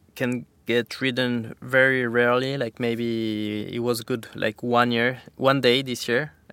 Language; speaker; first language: English; non-native, fluent; French